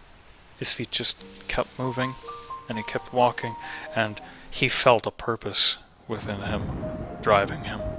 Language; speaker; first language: English; native; English